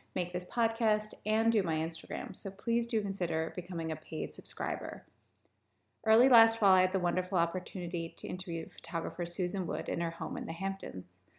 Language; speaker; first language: English; native; English